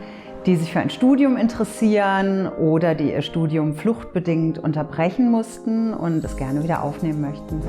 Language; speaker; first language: German; native; German